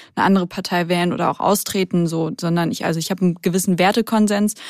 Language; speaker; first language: German; native; German